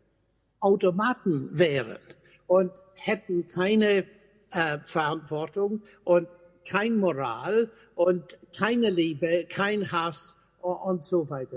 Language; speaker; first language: German; non-native, fluent; English